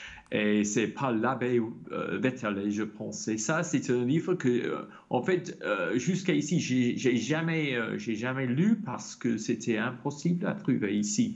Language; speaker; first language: French; non-native, fluent; English